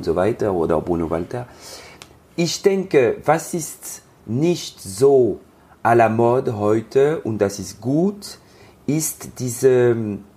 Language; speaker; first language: German; non-native, learner; French